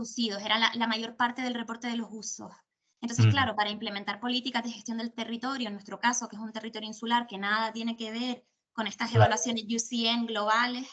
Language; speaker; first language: Spanish; native; Spanish